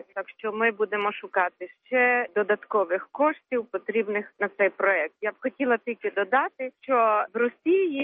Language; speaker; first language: Ukrainian; early bilingual, heritage; Ukrainian